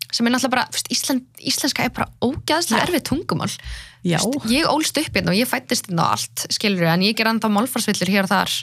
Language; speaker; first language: Icelandic; early bilingual, other home language; Central Kurdish